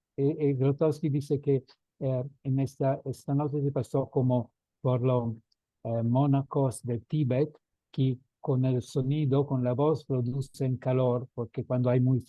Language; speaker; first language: Spanish; non-native, fluent; Italian